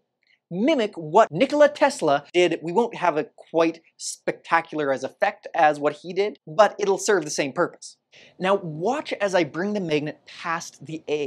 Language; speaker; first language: English; native; English